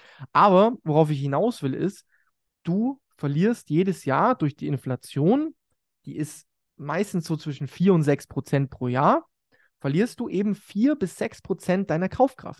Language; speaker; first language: German; native; German